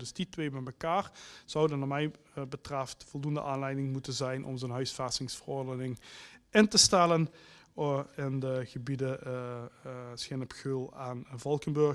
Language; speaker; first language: Dutch; native; Dutch